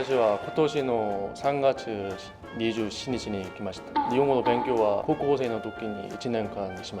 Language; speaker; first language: Japanese; non-native, learner; Korean